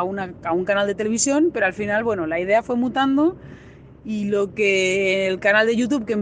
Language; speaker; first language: Spanish; native; Spanish